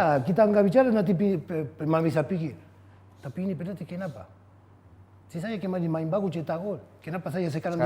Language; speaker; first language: Indonesian; non-native, fluent; Spanish